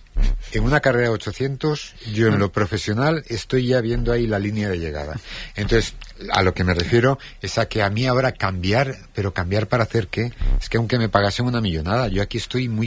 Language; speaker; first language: Spanish; native; Spanish